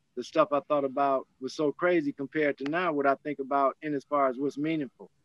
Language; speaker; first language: English; native; English